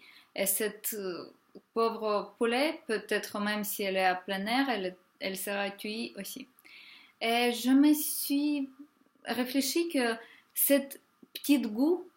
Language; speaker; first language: French; non-native, fluent; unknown